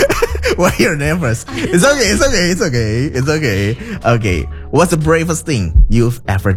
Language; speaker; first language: English; non-native, fluent; Indonesian